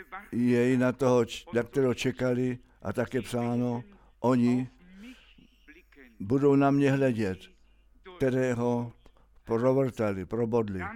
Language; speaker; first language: Czech; non-native, fluent; German